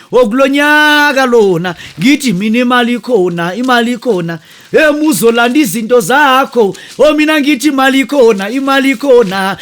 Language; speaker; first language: Zulu; non-native, local second language; Northern Sotho